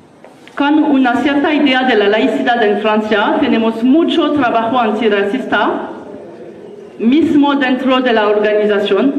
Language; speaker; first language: Spanish; non-native, learner; French